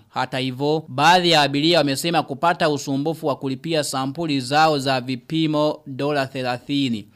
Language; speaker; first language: Swahili; non-native, local second language; Rundi